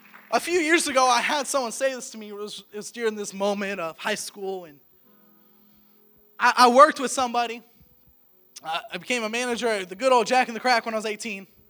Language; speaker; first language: English; native; English